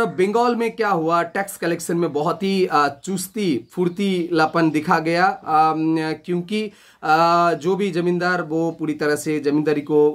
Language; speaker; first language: Hindi; non-native, local second language; Bangla